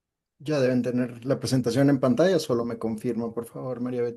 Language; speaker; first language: Spanish; native; Spanish